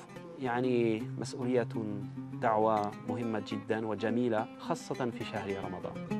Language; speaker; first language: Arabic; non-native, fluent; French